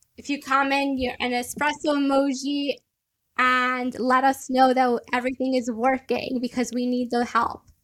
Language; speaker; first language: English; early bilingual, other home language; Italian